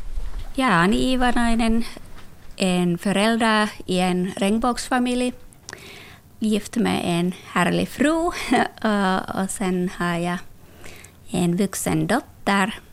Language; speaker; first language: Swedish; non-native, local second language; Finnish